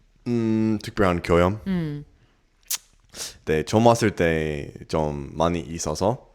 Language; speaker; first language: Korean; non-native, learner; English